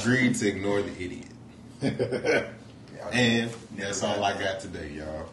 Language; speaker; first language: English; native; English